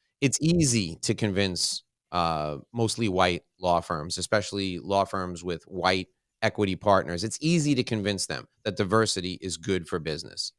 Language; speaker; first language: English; native; English